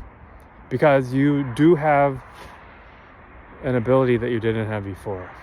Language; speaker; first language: English; native; English